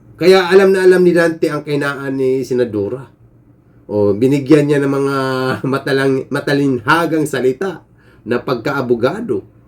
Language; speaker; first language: Filipino; native; Filipino